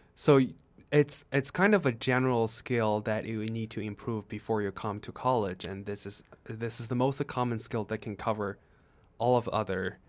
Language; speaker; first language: English; non-native, fluent; Chinese